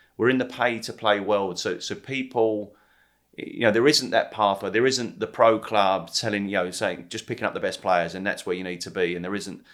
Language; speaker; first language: English; native; English